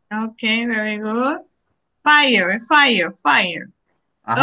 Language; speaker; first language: English; non-native, learner; Spanish